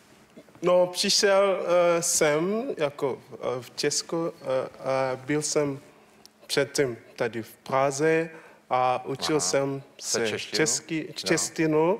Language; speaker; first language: Czech; non-native, learner; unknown